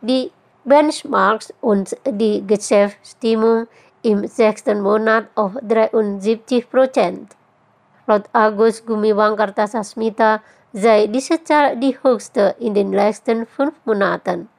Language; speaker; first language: German; non-native, fluent; Indonesian